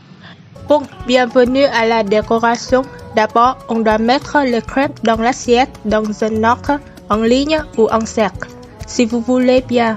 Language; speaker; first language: French; non-native, fluent; Vietnamese